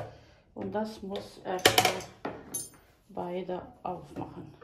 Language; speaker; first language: German; non-native, fluent; Croatian